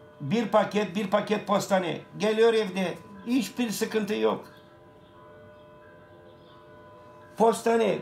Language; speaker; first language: Turkish; non-native, learner; Romanian